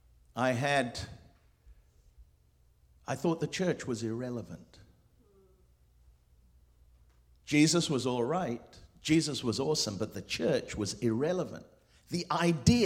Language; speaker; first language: English; non-native, local second language; Spanish